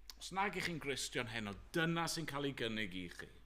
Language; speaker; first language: Welsh; native; Welsh